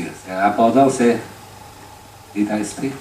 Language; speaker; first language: French; non-native, learner; Chinese